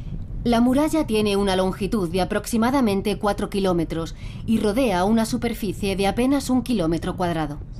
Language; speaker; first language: Spanish; native; Spanish